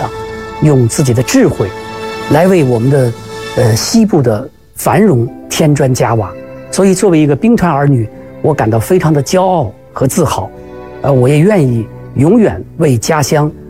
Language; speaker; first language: Chinese; native; Chinese